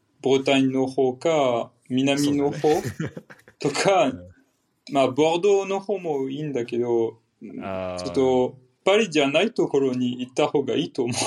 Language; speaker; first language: Japanese; non-native, fluent; French